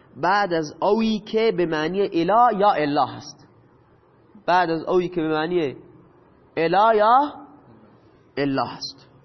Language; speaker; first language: Persian; non-native, local second language; Baluchi